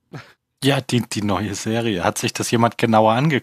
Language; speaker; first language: German; native; German